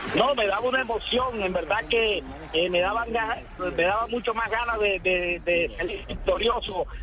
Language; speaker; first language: Spanish; native; Spanish